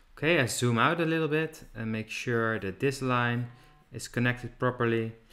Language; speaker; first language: English; non-native, fluent; Dutch